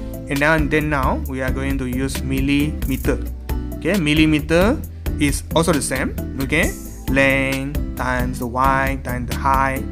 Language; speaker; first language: English; non-native, local second language; Malay